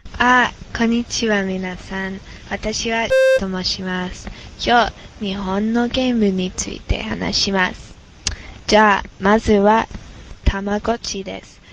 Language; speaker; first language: Japanese; non-native, learner; English